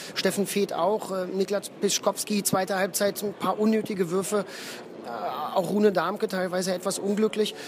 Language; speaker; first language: German; native; German